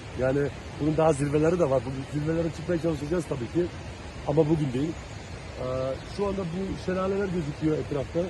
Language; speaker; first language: Turkish; early bilingual, heritage; Turkish